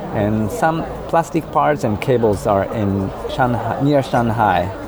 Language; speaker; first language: English; non-native, fluent; Japanese